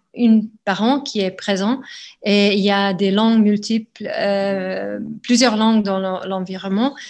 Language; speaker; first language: French; non-native, fluent; Spanish